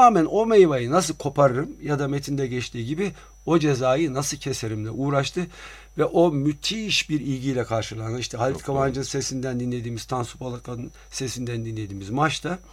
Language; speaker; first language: Turkish; native; Turkish